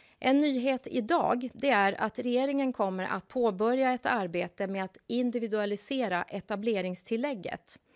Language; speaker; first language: Swedish; native; Swedish